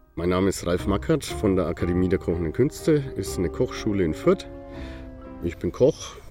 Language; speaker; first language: German; native; German